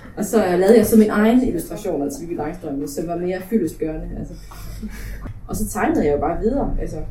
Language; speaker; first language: Danish; early bilingual, other home language; Polish